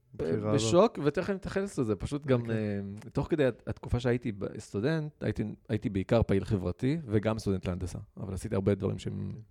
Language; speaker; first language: Hebrew; non-native, local second language; Arabic